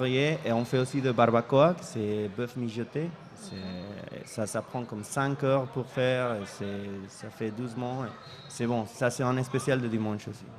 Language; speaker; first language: French; non-native, fluent; Spanish